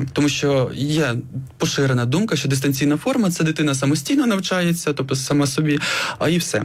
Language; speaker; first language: Ukrainian; native; Ukrainian